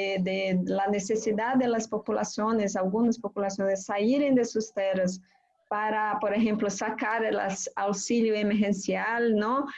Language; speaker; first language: Spanish; non-native, fluent; Portuguese